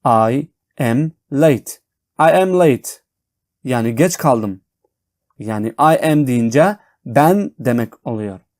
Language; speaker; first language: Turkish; non-native, fluent; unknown